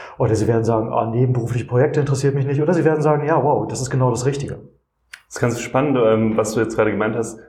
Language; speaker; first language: German; native; German